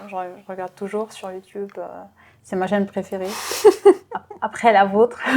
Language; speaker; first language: French; non-native, local second language; Arabic